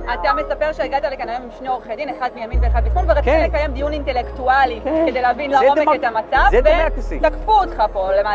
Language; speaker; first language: Hebrew; native; Hebrew